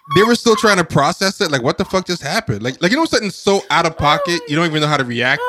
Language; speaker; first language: English; native; English